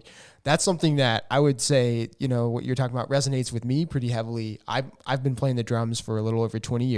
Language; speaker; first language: English; native; English